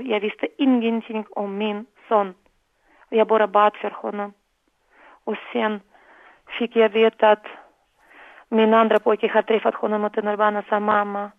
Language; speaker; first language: Swedish; non-native, learner; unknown